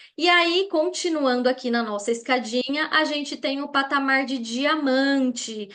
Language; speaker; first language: Portuguese; native; Portuguese